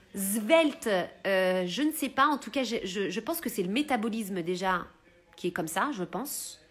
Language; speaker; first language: French; early bilingual, heritage; Italian